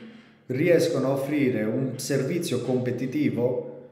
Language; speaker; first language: Italian; native; Italian